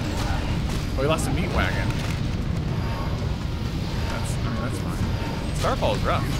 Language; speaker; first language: English; native; English